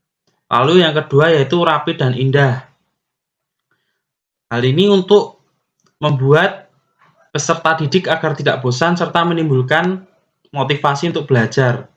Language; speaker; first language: Indonesian; native; Indonesian